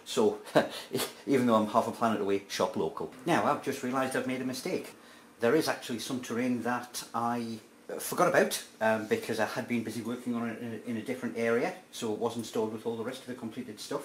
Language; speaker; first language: English; native; English